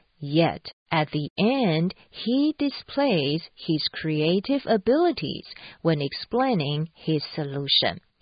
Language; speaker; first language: English; non-native, fluent; Chinese